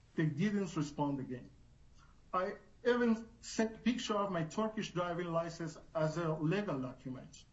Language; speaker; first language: English; non-native, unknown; Persian